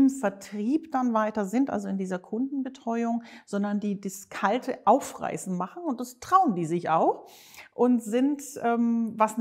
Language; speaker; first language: German; native; German